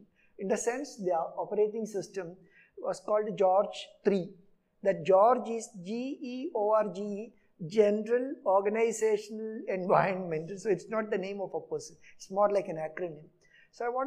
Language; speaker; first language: English; non-native, local second language; Malayalam